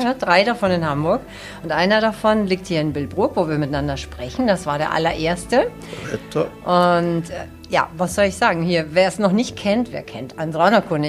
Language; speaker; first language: German; native; German